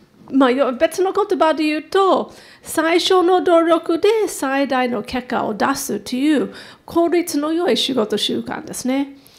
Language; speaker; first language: Japanese; non-native, fluent; English